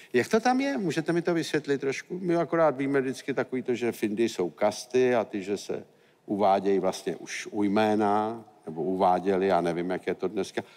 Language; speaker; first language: Czech; native; Czech